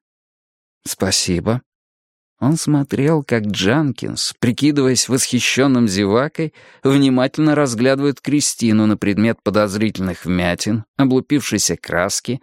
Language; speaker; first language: Russian; native; Russian